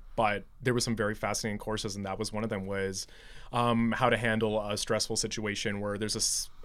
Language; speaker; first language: English; native; English